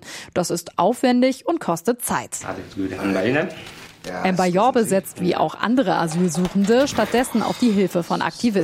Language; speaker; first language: German; native; German